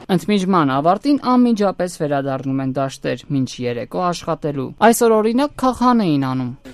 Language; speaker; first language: Armenian; native; Armenian